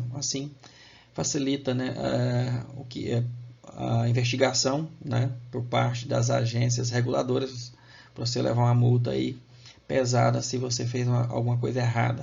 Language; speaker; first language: Portuguese; native; Portuguese